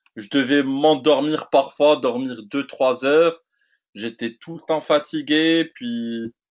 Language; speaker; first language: French; native; French